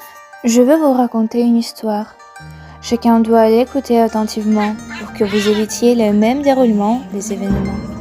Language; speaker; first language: French; non-native, learner; Ukrainian